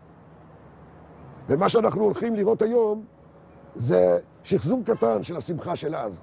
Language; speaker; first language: Hebrew; native; Hebrew